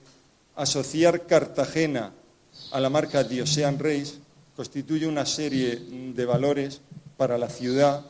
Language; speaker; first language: Spanish; native; Spanish